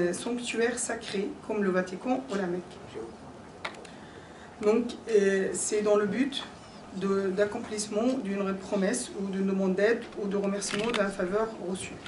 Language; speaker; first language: French; non-native, fluent; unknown